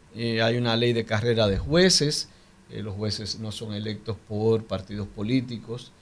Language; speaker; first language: Spanish; native; Spanish